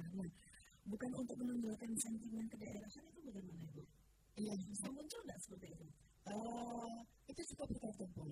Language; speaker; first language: Indonesian; non-native, local second language; Javanese